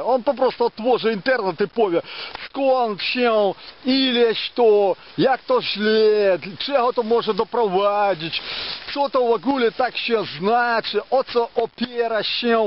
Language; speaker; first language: Polish; non-native, fluent; Ukrainian